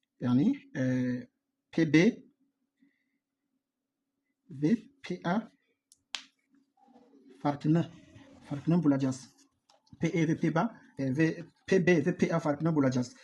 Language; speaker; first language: Turkish; non-native, learner; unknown